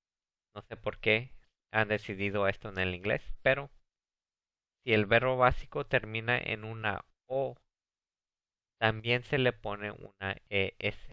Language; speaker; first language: Spanish; early bilingual, heritage; Spanish